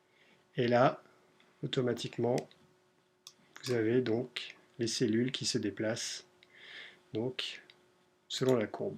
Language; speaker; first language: French; native; French